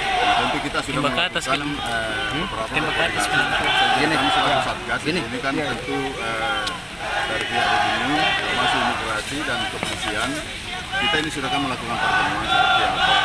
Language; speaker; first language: Malay; native; Malay